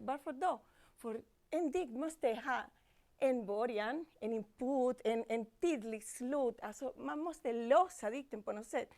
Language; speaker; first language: Swedish; non-native, fluent; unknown